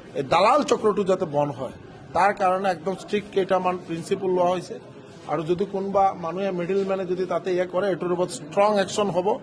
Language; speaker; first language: Assamese; non-native, local second language; Bangla